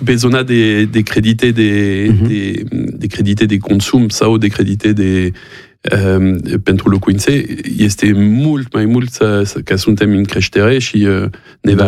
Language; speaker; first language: Romanian; non-native, learner; French